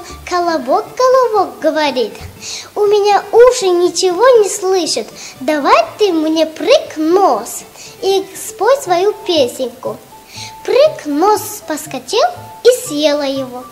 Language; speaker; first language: Russian; non-native, local second language; Tajik